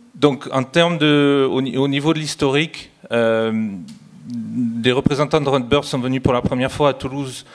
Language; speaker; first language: French; native; French